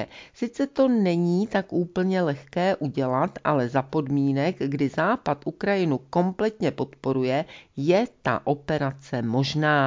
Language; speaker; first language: Czech; native; Czech